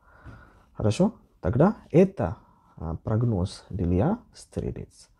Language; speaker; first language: Russian; non-native, learner; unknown